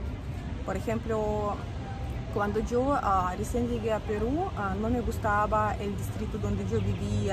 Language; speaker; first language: Spanish; native; Spanish